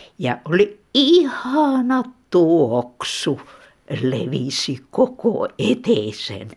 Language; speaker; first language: Finnish; native; Finnish